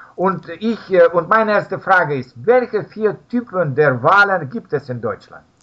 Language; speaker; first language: German; non-native, learner; Russian